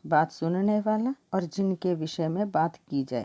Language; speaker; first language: Hindi; non-native, local second language; Telugu